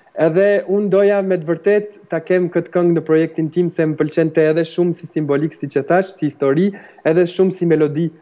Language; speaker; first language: Albanian; early bilingual, heritage; Albanian